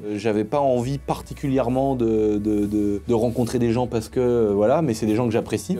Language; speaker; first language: French; native; French